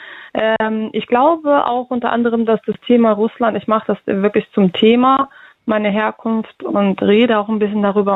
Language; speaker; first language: German; early bilingual, other home language; Russian